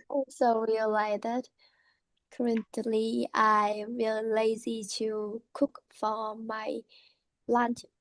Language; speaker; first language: English; non-native, learner; Vietnamese